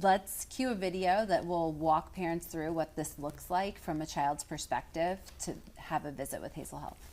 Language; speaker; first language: English; native; English